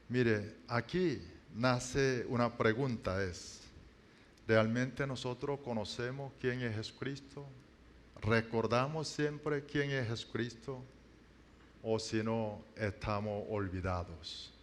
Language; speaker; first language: Spanish; non-native, learner; Korean